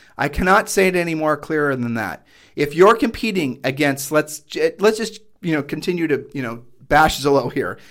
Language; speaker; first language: English; native; English